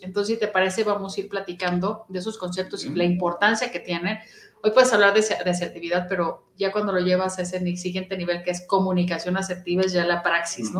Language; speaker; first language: Spanish; native; Spanish